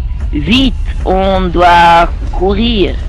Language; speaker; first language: French; non-native, learner; Dutch